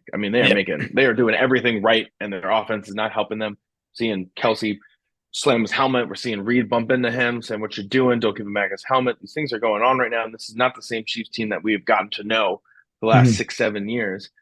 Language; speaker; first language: English; native; English